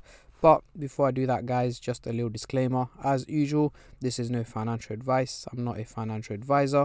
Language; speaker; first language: English; native; English